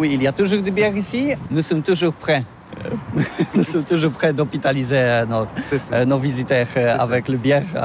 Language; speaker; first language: French; non-native, learner; Polish